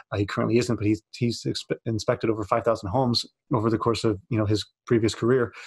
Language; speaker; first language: English; native; English